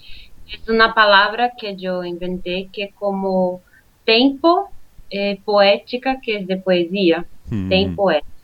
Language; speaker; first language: Spanish; non-native, fluent; Portuguese